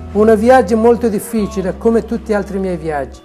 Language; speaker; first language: Italian; non-native, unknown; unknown